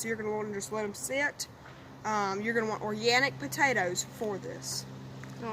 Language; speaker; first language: English; native; English